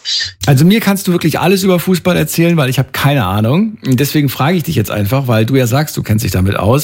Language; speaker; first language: German; native; German